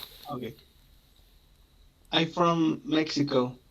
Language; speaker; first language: English; non-native, learner; Spanish